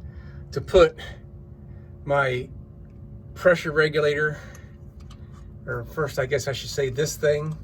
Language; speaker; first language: English; native; English